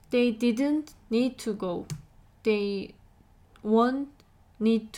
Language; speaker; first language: English; non-native, learner; Korean